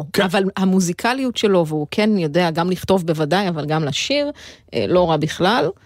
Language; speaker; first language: Hebrew; native; Hebrew